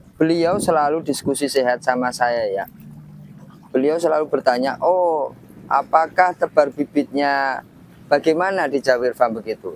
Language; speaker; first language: Indonesian; native; Indonesian